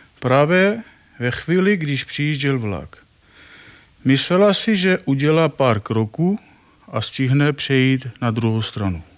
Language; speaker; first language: Czech; non-native, fluent; Armenian